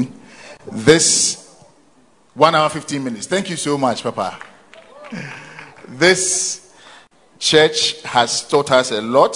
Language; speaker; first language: English; non-native, local second language; Akan